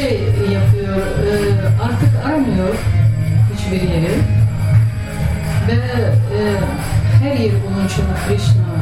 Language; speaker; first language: Turkish; early bilingual, heritage; Turkish